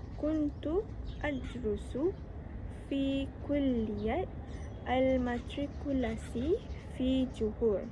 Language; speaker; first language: Arabic; non-native, learner; Malay